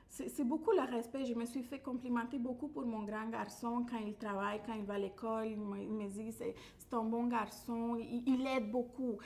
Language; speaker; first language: French; non-native, fluent; Spanish